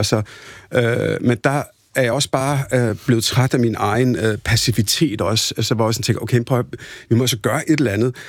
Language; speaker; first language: Danish; early bilingual, other home language; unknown